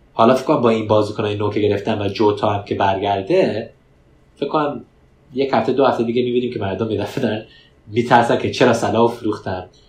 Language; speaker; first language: Persian; early bilingual, heritage; Persian